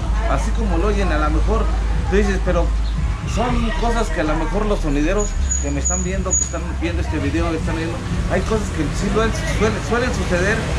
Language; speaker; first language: Spanish; native; Spanish